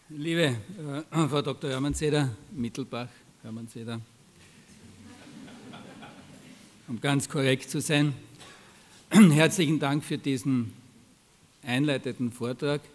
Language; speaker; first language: German; native; German